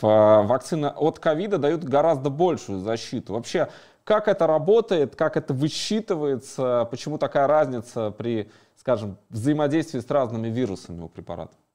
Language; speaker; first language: Russian; native; Russian